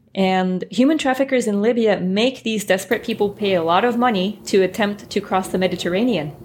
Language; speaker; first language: English; early bilingual, other home language; French